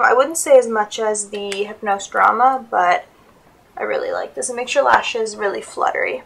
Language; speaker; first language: English; native; English